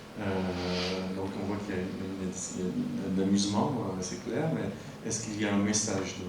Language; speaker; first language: French; non-native, fluent; Turkish